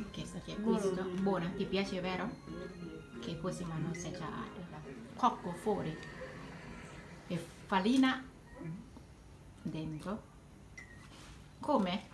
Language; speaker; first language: Italian; non-native, learner; Thai